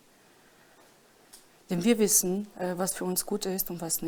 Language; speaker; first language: German; non-native, fluent; Romany